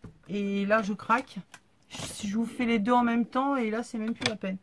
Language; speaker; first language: French; native; French